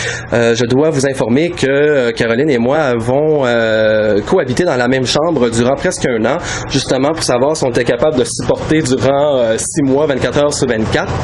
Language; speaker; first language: French; native; French